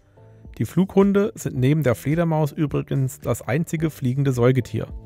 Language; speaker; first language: German; native; German